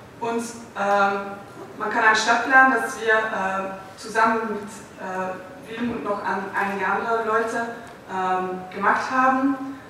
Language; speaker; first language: German; non-native, fluent; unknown